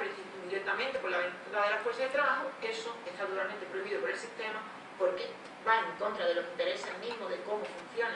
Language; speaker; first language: Spanish; native; Spanish